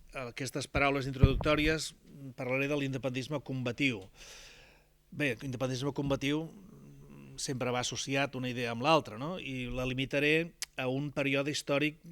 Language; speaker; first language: Catalan; native; Catalan